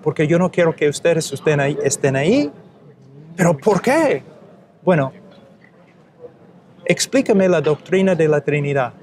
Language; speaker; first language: Spanish; non-native, fluent; English